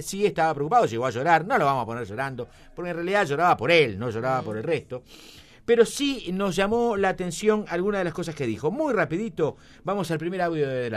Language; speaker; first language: Spanish; native; Spanish